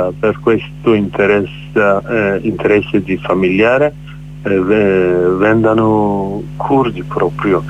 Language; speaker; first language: Italian; non-native, learner; Kurdish